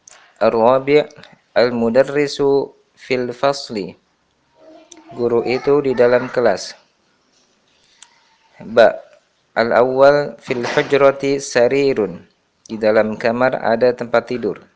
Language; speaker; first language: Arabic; non-native, fluent; Indonesian